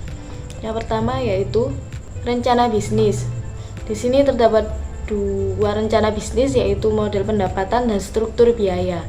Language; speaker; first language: Indonesian; native; Indonesian